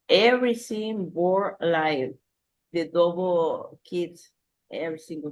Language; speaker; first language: English; non-native, learner; Spanish